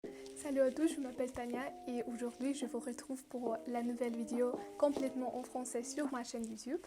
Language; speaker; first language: French; non-native, learner; Russian